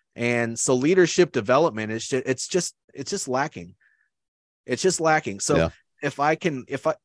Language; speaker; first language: English; native; English